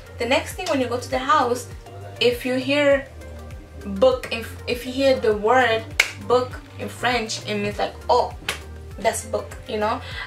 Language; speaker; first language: English; early bilingual, other home language; Portuguese